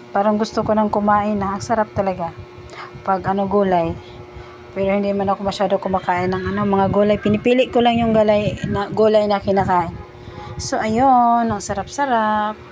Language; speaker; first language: Filipino; non-native, local second language; Cebuano